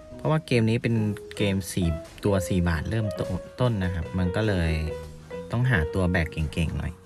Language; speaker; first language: Thai; non-native, local second language; Northeastern Thai